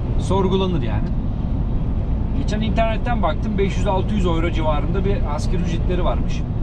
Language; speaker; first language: Turkish; native; Turkish